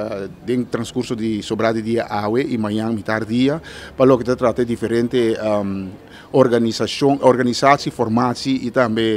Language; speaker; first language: Spanish; non-native, learner; Papiamento